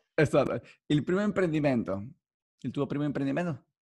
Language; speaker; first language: Italian; non-native, fluent; Spanish